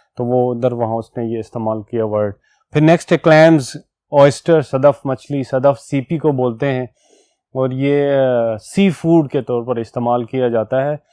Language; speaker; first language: Urdu; non-native, local second language; Pashto